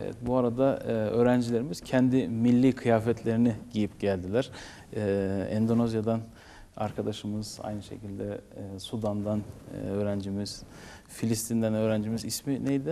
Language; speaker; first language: Turkish; native; Turkish